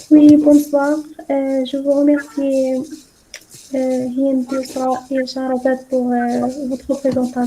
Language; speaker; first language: French; non-native, local second language; Arabic